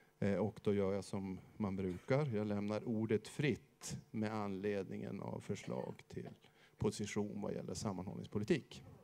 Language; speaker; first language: Swedish; native; Swedish